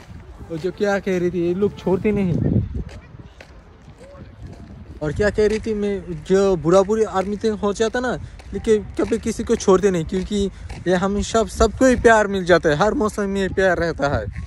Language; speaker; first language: Hindi; non-native, learner; Bangla